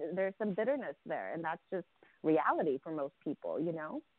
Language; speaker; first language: English; early bilingual, other home language; Russian